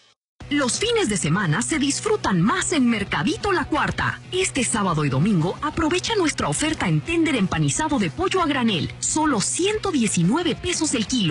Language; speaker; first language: Spanish; native; Spanish